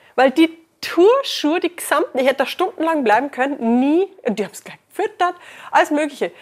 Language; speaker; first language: German; early bilingual, other home language; English